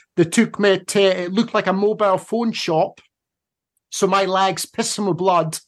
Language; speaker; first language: English; native; English